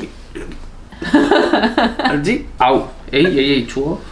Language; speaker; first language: Korean; non-native, learner; Spanish